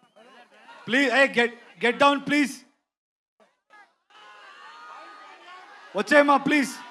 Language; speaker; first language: Telugu; non-native, learner; Kannada